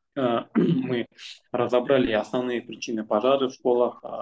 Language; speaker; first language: Russian; non-native, local second language; Kazakh